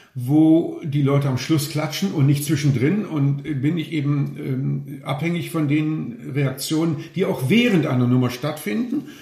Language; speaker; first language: German; native; German